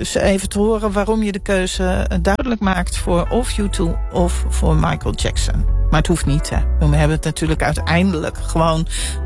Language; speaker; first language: Dutch; native; Dutch